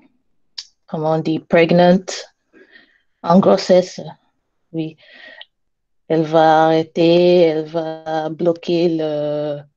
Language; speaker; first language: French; non-native, learner; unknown